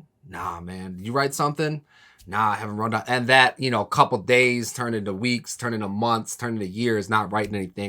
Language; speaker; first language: English; native; English